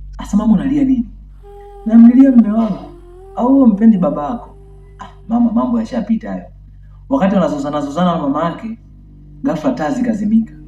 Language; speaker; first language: Swahili; native; Swahili